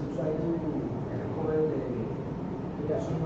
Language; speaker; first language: English; non-native, learner; Spanish